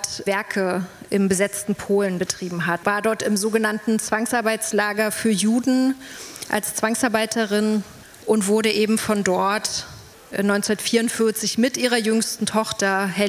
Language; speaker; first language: German; native; German